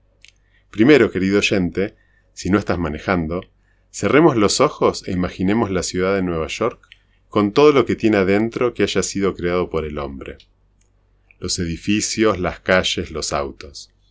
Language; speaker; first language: Spanish; native; Spanish